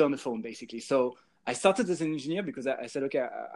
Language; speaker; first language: English; non-native, fluent; French